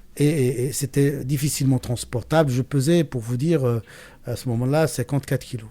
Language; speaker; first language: French; non-native, local second language; Arabic